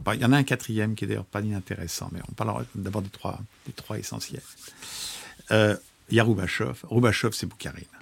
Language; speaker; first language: French; native; French